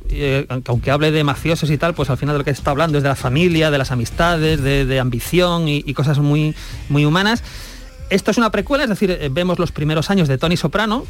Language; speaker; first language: Spanish; native; Spanish